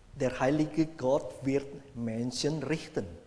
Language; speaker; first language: German; non-native, fluent; Indonesian